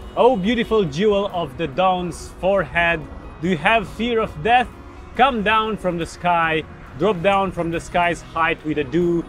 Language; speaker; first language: English; non-native, fluent; Romanian